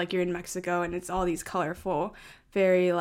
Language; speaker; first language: English; early bilingual, other home language; Spanish